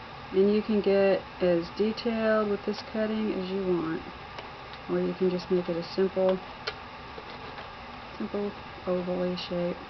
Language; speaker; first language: English; native; English